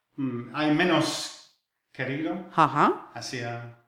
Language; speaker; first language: Spanish; non-native, fluent; English